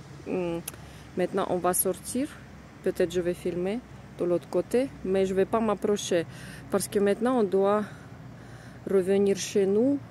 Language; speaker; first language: French; non-native, fluent; Russian